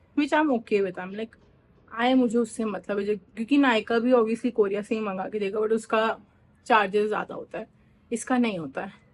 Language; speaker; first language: Hindi; native; Hindi